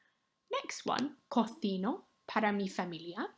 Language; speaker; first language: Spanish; non-native, fluent; English